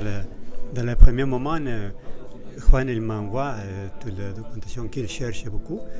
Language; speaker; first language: French; non-native, fluent; Spanish